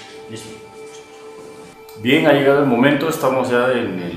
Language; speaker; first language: Spanish; native; Spanish